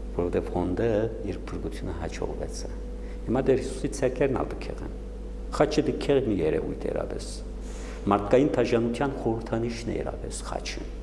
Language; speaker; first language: Armenian; native; Armenian